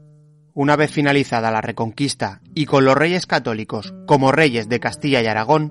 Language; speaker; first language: Spanish; native; Spanish